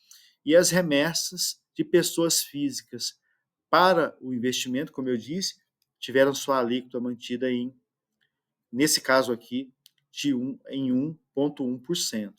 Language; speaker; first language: Portuguese; native; Portuguese